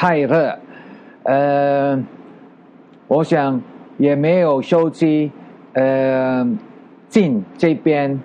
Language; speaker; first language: Chinese; non-native, learner; Filipino